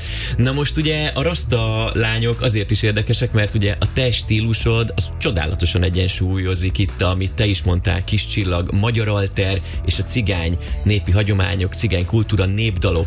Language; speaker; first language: Hungarian; native; Hungarian